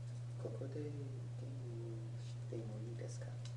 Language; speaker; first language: Japanese; non-native, learner; English